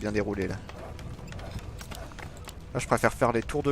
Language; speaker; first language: French; native; French